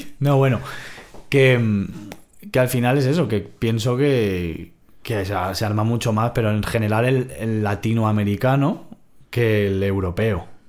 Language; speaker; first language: Spanish; native; Spanish